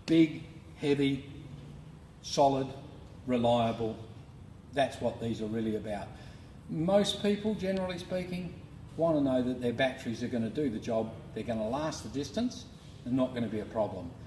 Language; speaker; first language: English; native; English